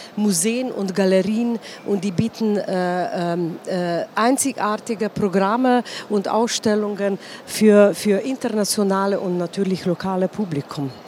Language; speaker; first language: German; non-native, fluent; Slovenian